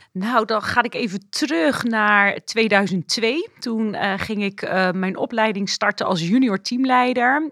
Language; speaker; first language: Dutch; native; Dutch